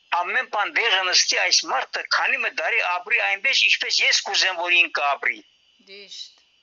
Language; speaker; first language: Armenian; early bilingual, heritage; Armenian